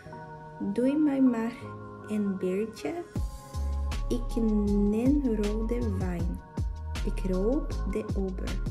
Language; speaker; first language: Dutch; non-native, learner; Portuguese